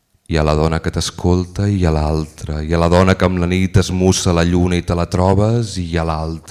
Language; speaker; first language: Catalan; native; Catalan